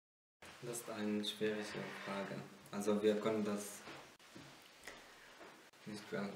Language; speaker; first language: German; non-native, learner; Arabic